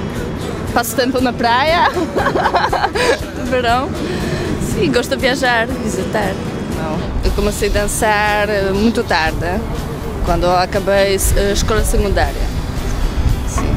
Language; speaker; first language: Portuguese; non-native, learner; Polish